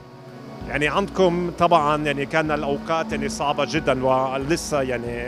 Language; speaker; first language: Arabic; non-native, fluent; German